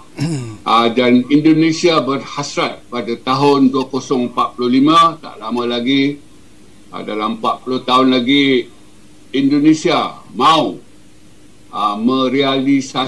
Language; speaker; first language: Malay; native; Malay